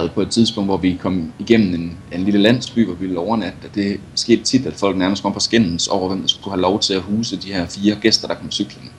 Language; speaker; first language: Danish; native; Danish